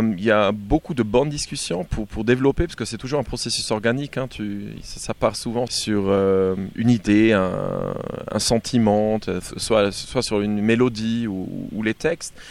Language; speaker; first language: French; native; French